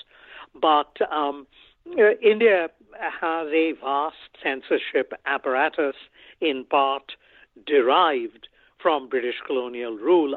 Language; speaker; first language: English; non-native, local second language; Bangla